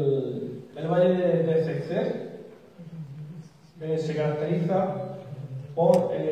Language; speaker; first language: Spanish; native; Spanish